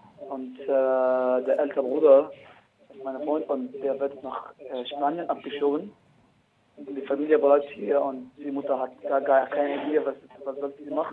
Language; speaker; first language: German; non-native, learner; Arabic